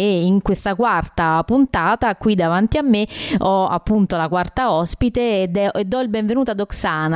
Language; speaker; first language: Italian; native; Italian